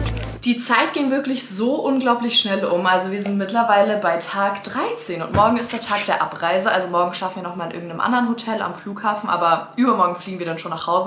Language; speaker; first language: German; native; German